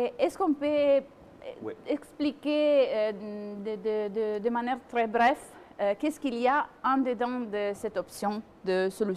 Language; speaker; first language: French; non-native, fluent; Italian